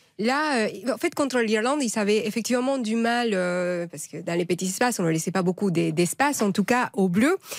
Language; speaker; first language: French; non-native, fluent; Spanish